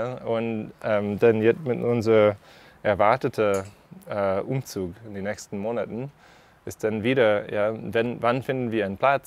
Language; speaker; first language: German; non-native, fluent; English